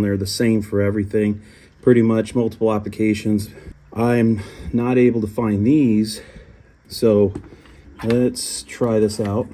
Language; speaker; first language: English; native; English